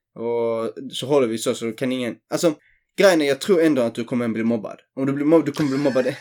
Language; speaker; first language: Swedish; early bilingual, other home language; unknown